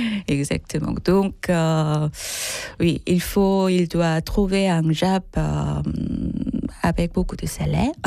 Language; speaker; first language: French; non-native, fluent; Korean